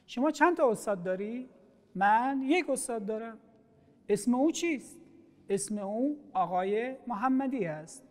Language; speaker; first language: Persian; non-native, fluent; Arabic